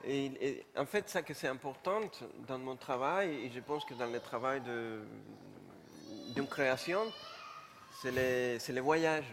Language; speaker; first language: French; non-native, fluent; Spanish